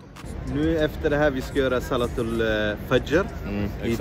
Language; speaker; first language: Swedish; non-native, fluent; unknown